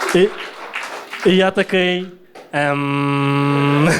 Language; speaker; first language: Ukrainian; early bilingual, other home language; Russian